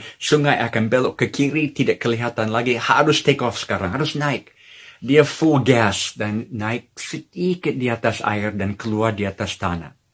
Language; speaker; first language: Indonesian; non-native, fluent; English